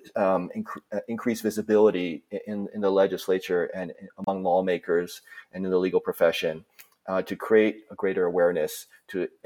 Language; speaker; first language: English; native; English